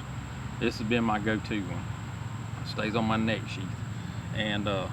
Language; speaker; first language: English; native; English